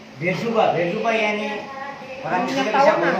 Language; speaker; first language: Indonesian; non-native, learner; Hindi